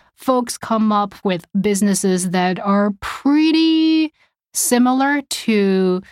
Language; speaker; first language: English; early bilingual, other home language; Chinese